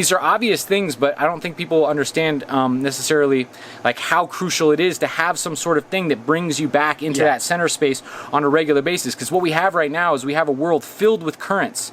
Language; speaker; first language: English; native; English